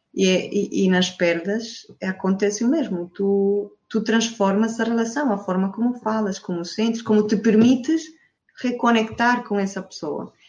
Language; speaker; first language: Portuguese; non-native, fluent; Spanish